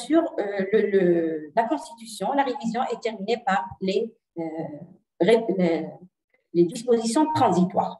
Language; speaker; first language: French; non-native, local second language; Arabic